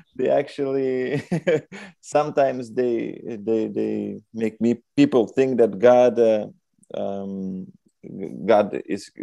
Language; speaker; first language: English; non-native, fluent; Lithuanian